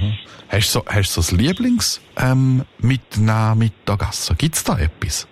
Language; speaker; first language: German; native; German